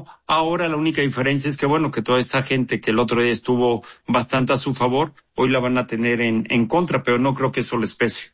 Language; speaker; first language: Spanish; native; Spanish